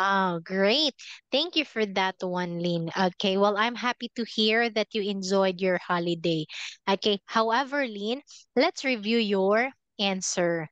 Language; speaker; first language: English; non-native, fluent; Filipino